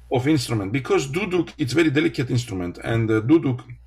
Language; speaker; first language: English; non-native, fluent; Armenian